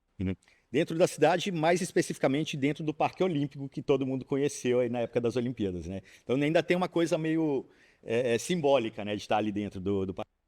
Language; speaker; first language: Portuguese; native; Portuguese